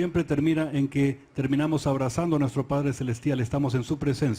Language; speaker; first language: Spanish; native; Spanish